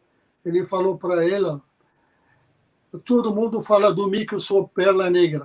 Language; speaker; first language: Portuguese; non-native, fluent; Arabic